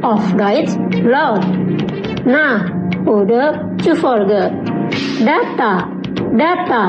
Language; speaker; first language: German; non-native, fluent; Indonesian